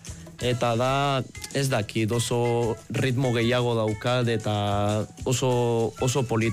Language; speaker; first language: Basque; non-native, learner; Spanish